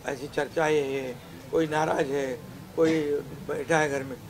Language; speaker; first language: Hindi; non-native, local second language; Marathi